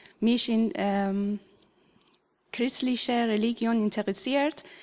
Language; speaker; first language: German; non-native, learner; Persian